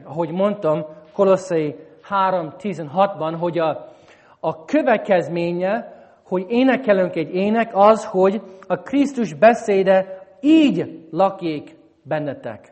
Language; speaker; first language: Hungarian; non-native, fluent; English